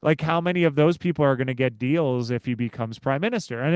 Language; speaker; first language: English; native; English